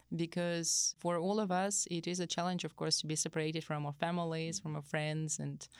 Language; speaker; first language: English; non-native, fluent; Russian